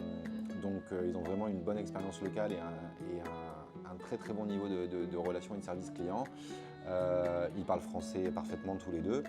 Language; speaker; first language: French; native; French